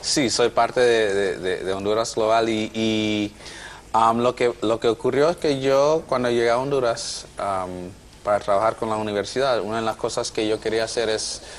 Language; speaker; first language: Spanish; non-native, fluent; English